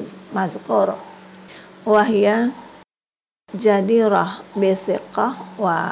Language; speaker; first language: Arabic; non-native, fluent; Indonesian